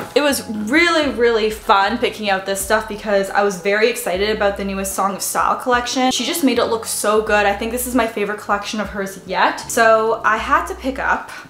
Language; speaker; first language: English; native; English